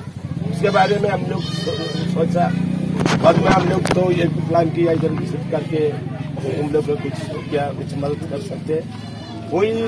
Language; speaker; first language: Hindi; non-native, local second language; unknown